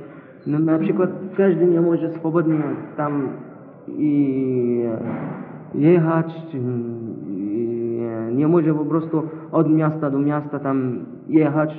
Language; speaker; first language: Polish; non-native, learner; Arabic